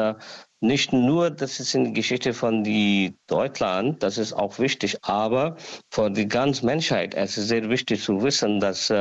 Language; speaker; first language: German; non-native, learner; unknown